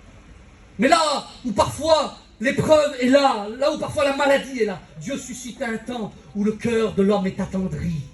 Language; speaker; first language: French; native; French